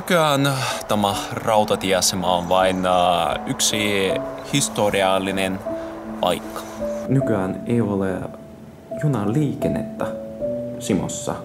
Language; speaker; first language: Finnish; non-native, fluent; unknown